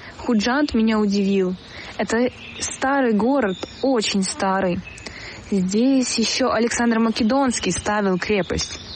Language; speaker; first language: Russian; native; Russian